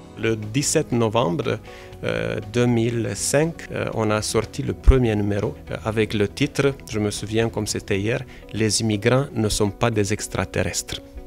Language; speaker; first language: French; non-native, fluent; Romanian